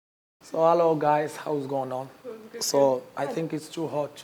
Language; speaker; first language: English; non-native, learner; Arabic